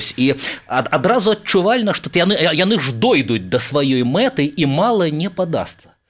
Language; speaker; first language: Belarusian; native; Belarusian